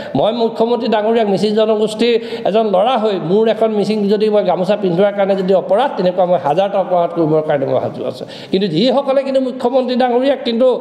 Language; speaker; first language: Assamese; non-native, local second language; Mising